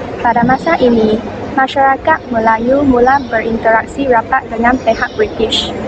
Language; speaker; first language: Malay; non-native, local second language; Chinese